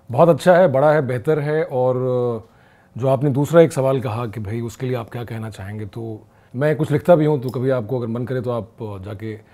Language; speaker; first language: Hindi; native; Hindi